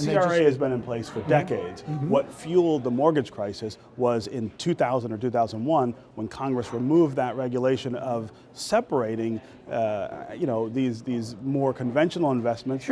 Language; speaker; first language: English; native; English